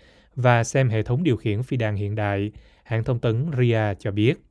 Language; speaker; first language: Vietnamese; native; Vietnamese